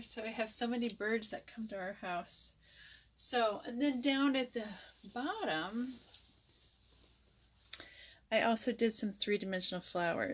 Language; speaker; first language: English; native; English